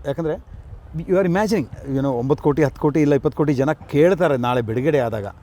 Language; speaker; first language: Kannada; non-native, local second language; Malayalam